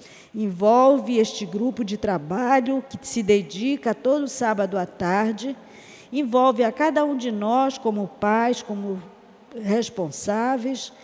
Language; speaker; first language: Portuguese; native; Portuguese